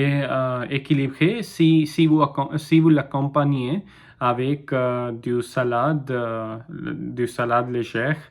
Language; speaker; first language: French; non-native, learner; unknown